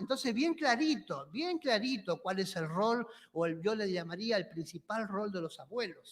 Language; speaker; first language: Spanish; native; Spanish